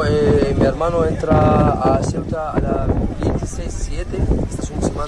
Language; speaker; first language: Spanish; non-native, learner; Arabic